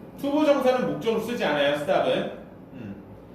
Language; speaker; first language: Korean; native; Korean